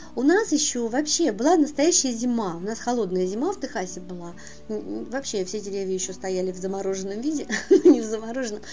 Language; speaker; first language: Russian; native; Russian